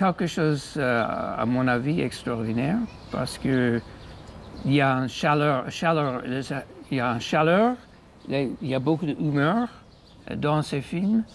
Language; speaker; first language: French; non-native, fluent; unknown